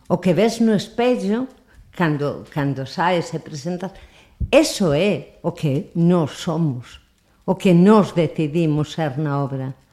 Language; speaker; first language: Galician; non-native, local second language; Spanish